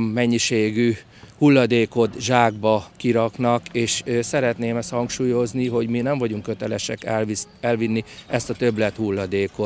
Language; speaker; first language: Hungarian; native; Hungarian